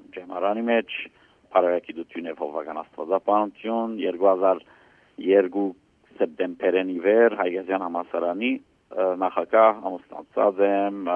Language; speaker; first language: Armenian; early bilingual, heritage; Armenian